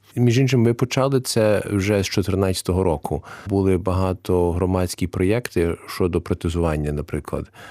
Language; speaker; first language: Ukrainian; early bilingual, heritage; Ukrainian